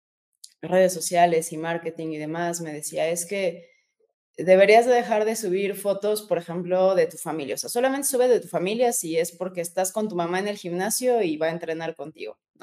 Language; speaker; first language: Spanish; native; Spanish